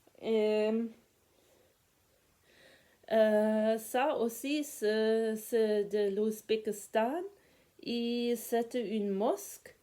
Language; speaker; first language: French; non-native, fluent; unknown